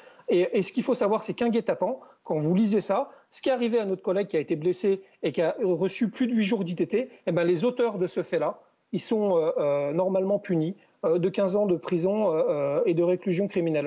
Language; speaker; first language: French; native; French